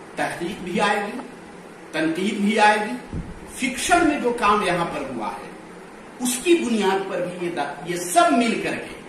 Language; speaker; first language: Urdu; native; Urdu